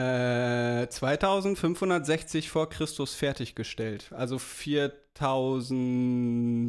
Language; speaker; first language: German; native; German